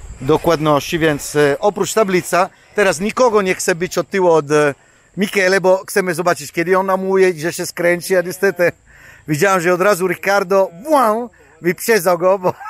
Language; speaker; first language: Polish; non-native, learner; Italian